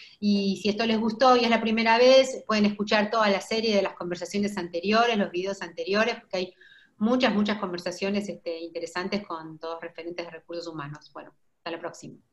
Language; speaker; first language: Spanish; native; Spanish